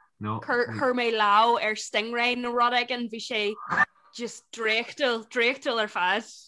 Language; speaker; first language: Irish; non-native, local second language; English